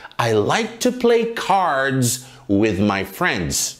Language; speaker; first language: English; non-native, fluent; Portuguese